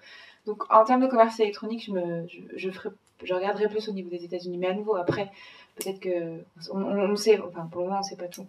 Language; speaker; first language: French; native; French